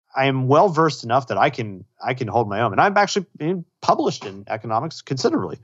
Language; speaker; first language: English; native; English